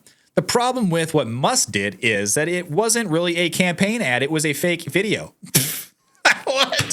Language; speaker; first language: English; native; English